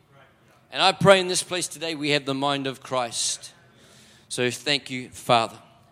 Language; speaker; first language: English; native; English